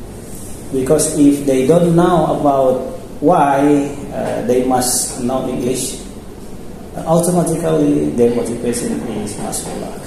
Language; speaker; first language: English; non-native, local second language; Indonesian